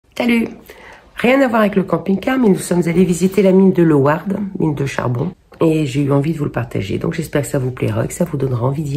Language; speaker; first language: French; native; French